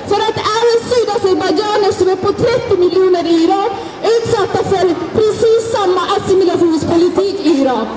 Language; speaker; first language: Swedish; non-native, fluent; Azerbaijani